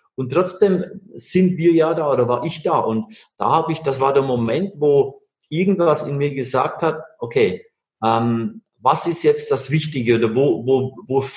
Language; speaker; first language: German; native; German